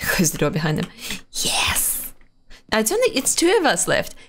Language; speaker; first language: English; non-native, fluent; Russian